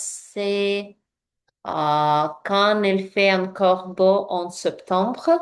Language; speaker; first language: French; non-native, learner; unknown